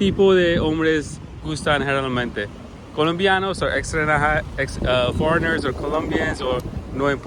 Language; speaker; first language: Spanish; non-native, learner; English